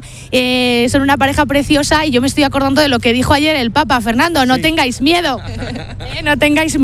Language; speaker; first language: Spanish; native; Spanish